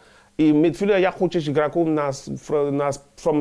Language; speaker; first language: Russian; non-native, learner; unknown